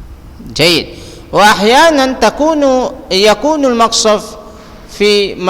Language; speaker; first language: Arabic; non-native, fluent; Indonesian